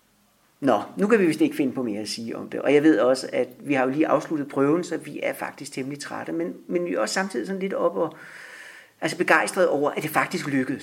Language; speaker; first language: Danish; native; Danish